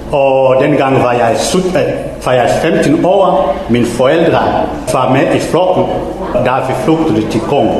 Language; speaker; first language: Danish; non-native, fluent; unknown